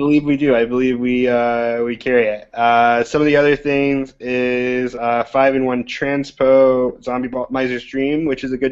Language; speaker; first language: English; native; English